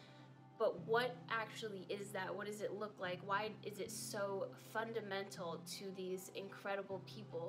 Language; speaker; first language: English; native; English